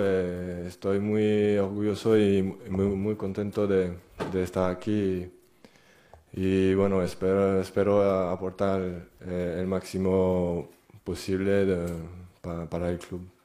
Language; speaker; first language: Spanish; non-native, fluent; French